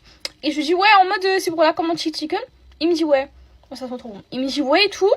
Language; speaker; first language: French; native; French